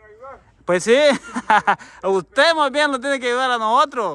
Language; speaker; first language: Spanish; native; Spanish